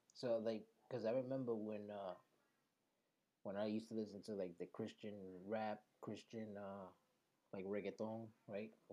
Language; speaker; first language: English; early bilingual, other home language; Spanish